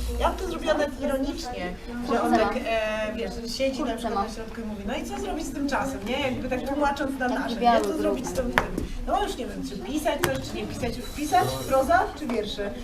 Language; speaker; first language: Polish; native; Polish